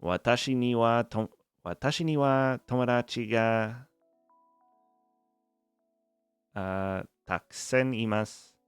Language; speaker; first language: Japanese; non-native, learner; English